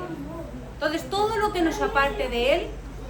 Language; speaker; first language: Spanish; native; Spanish